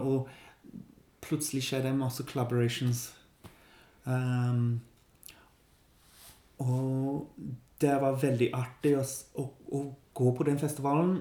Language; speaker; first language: Norwegian; non-native, learner; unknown